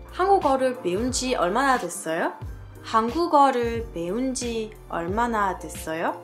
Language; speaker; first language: Korean; non-native, fluent; French